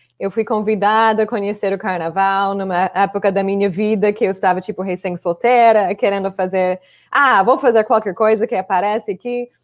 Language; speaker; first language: Portuguese; non-native, fluent; English